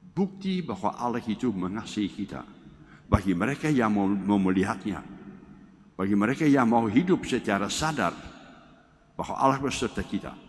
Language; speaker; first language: Malay; non-native, fluent; Dutch